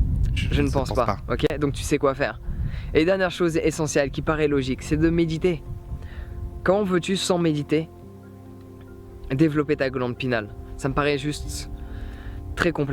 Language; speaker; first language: French; native; French